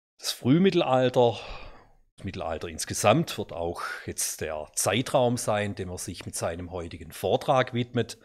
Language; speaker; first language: German; native; German